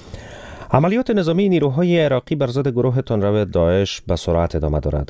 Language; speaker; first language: Persian; native; Persian